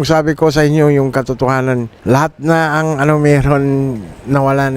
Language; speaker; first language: Filipino; non-native, learner; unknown